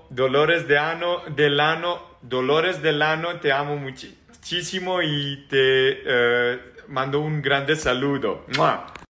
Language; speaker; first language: Spanish; non-native, learner; Serbian